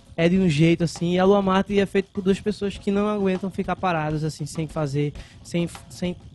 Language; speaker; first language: Portuguese; native; Portuguese